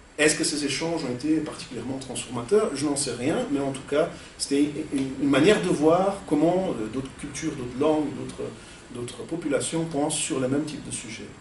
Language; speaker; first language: French; non-native, fluent; Portuguese